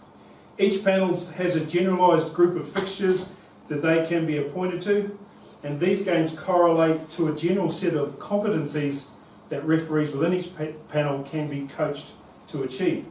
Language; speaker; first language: English; native; English